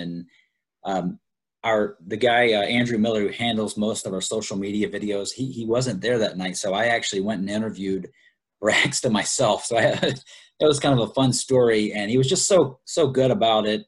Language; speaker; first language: English; native; English